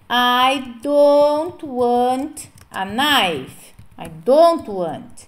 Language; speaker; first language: English; non-native, fluent; Portuguese